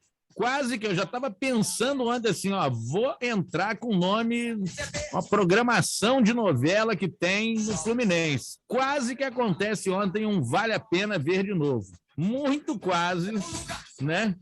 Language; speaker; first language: Portuguese; native; Portuguese